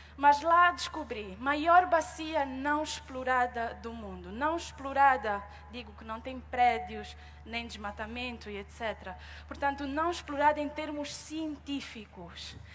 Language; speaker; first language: Portuguese; native; Portuguese